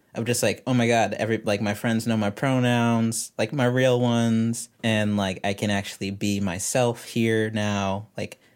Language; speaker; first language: English; native; English